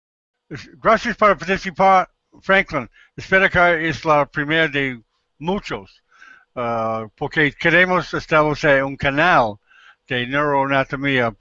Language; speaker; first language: Spanish; non-native, learner; English